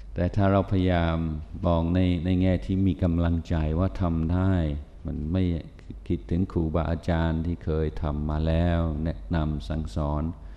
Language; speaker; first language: Thai; non-native, fluent; English